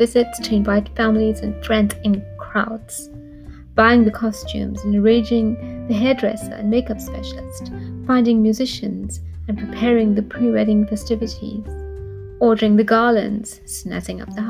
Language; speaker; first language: English; native; English